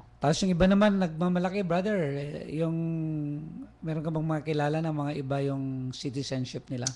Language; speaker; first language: Filipino; non-native, local second language; Iloko